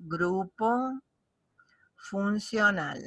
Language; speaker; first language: Spanish; native; Spanish